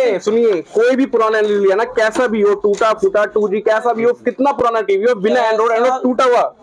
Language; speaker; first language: Hindi; native; Hindi